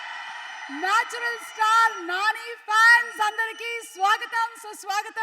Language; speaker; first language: Telugu; native; Telugu